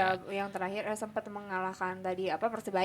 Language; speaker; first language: Indonesian; native; Indonesian